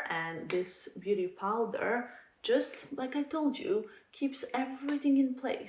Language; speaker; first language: English; non-native, fluent; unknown